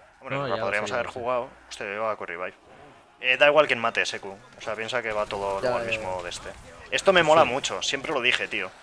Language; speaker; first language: Spanish; native; Spanish